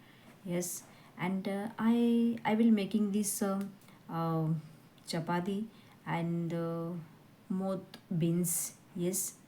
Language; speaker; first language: English; non-native, learner; Hindi